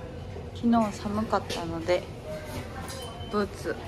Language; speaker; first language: Japanese; non-native, fluent; Korean